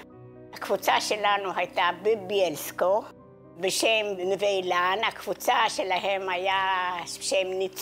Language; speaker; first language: Hebrew; non-native, fluent; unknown